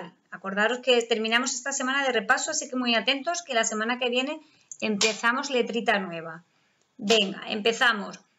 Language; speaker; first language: Spanish; native; Spanish